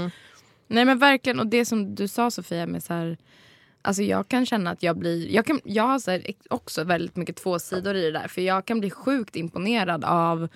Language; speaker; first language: Swedish; native; Swedish